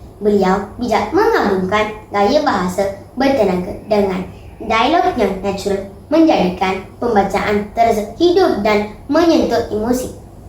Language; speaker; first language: Malay; non-native, local second language; Tamil